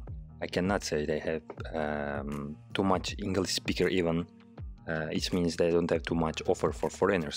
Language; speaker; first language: English; non-native, learner; Turkish